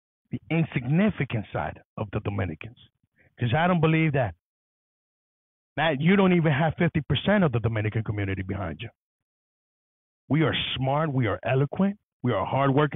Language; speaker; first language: English; early bilingual, other home language; Spanish